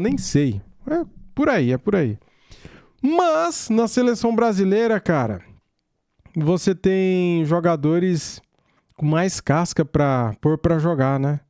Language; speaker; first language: Portuguese; native; Portuguese